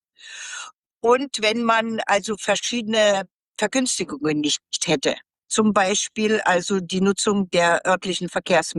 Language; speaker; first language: German; native; German